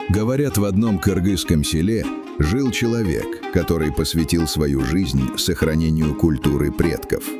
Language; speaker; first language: Russian; native; Russian